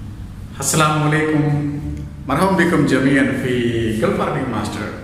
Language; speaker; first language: Arabic; non-native, fluent; Malayalam